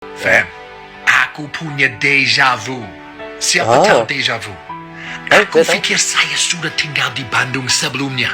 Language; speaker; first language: Indonesian; non-native, learner; English